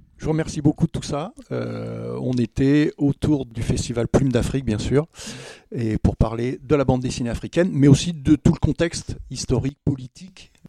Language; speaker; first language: French; native; French